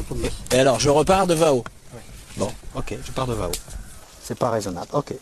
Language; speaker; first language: French; native; French